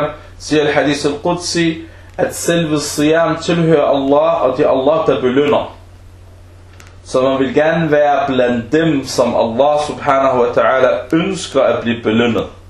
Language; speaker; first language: Danish; early bilingual, other home language; Arabic